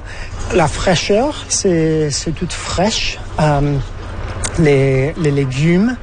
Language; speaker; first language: French; non-native, learner; English